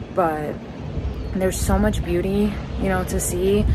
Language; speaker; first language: English; early bilingual, other home language; Spanish